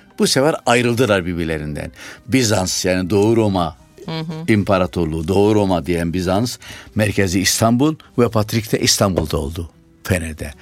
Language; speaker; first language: Turkish; non-native, fluent; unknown